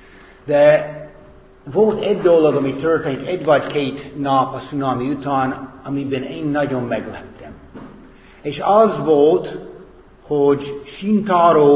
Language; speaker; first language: Hungarian; non-native, fluent; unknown